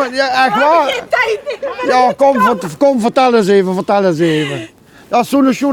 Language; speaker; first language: Dutch; native; Dutch